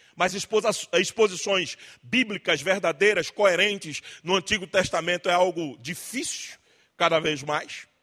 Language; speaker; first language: Portuguese; native; Portuguese